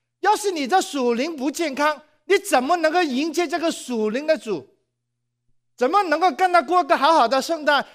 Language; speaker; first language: Chinese; non-native, local second language; Cantonese